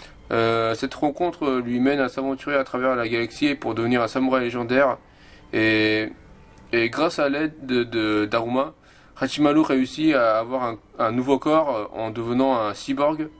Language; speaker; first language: French; non-native, fluent; Japanese